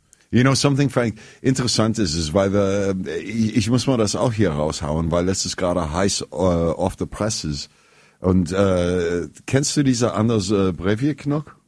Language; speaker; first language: German; non-native, fluent; English